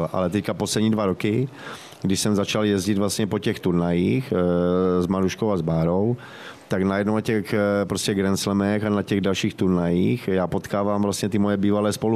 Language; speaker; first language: Czech; native; Czech